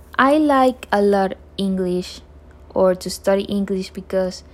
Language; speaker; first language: English; non-native, learner; Spanish